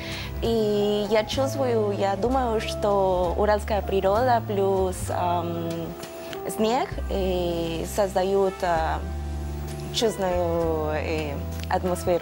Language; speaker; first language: Russian; non-native, fluent; Spanish